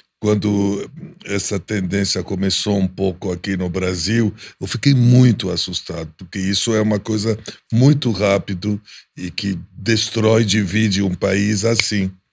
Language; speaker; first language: Portuguese; non-native, fluent; Arabic